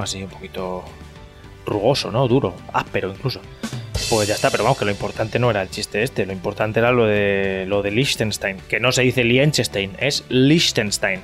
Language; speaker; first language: Spanish; native; Spanish